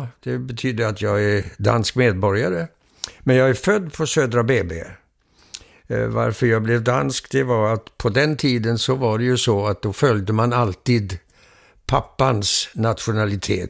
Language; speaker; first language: Swedish; early bilingual, heritage; Swedish